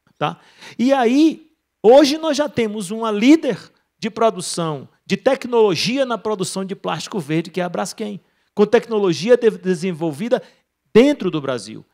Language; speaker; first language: Portuguese; native; Portuguese